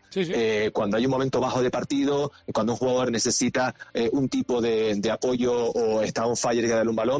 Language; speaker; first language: Spanish; native; Spanish